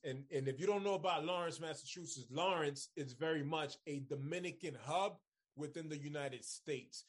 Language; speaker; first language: English; early bilingual, other home language; Spanish